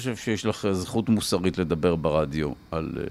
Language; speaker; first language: Hebrew; native; Hebrew